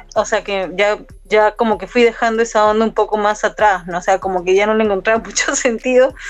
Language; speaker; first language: Spanish; native; Spanish